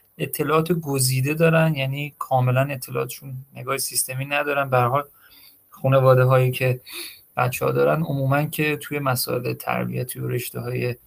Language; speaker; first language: Persian; native; Persian